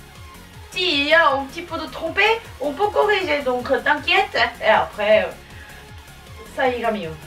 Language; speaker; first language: French; non-native, learner; Japanese